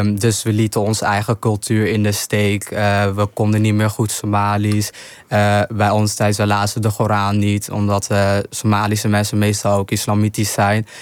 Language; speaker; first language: Dutch; early bilingual, other home language; Somali